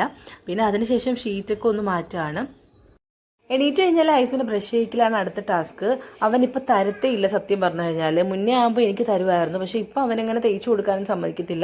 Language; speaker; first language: Malayalam; native; Malayalam